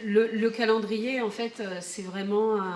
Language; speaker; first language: French; native; French